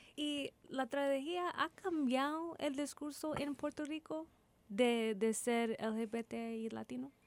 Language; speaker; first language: Spanish; early bilingual, heritage; Spanish